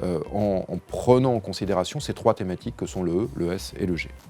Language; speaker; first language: French; native; French